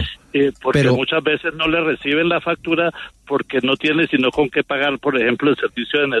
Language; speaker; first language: Spanish; native; Spanish